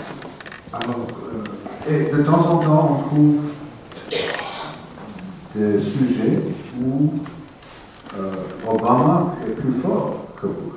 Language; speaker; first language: French; non-native, fluent; English